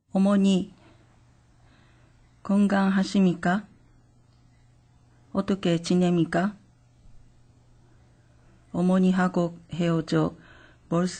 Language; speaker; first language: Korean; non-native, fluent; Japanese